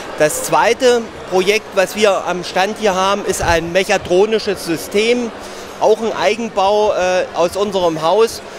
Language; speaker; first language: German; native; German